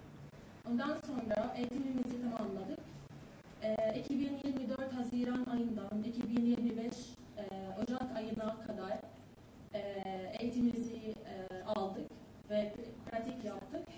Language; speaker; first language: Turkish; non-native, learner; Arabic